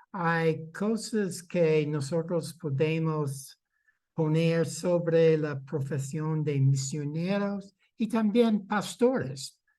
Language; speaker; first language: Spanish; non-native, fluent; English